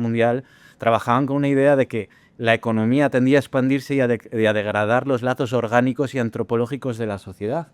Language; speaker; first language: Spanish; native; Spanish